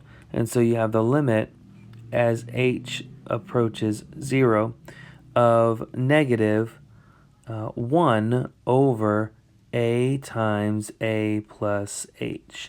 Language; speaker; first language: English; native; English